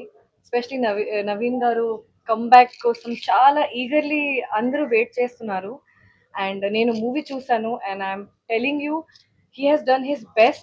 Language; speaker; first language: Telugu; non-native, fluent; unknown